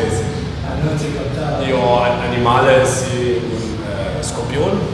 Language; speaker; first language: Spanish; non-native, learner; German